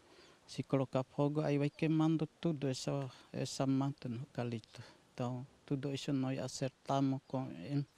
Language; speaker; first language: Portuguese; non-native, local second language; Guarani